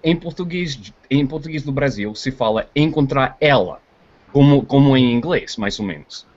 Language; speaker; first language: Portuguese; non-native, fluent; English